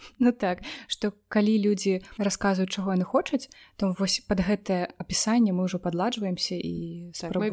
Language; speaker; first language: Belarusian; non-native, local second language; Russian